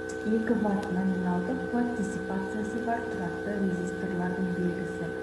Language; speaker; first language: Kazakh; native; Kazakh